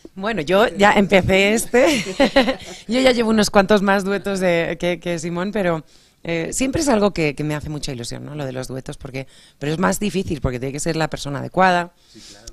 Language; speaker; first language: Spanish; native; Spanish